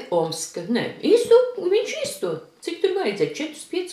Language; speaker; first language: Latvian; early bilingual, heritage; Latvian